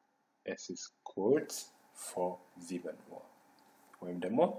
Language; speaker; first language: German; non-native, fluent; Amharic